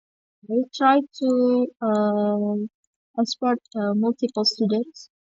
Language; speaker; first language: English; non-native, learner; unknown